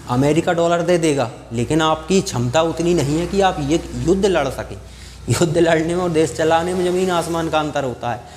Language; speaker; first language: Hindi; native; Hindi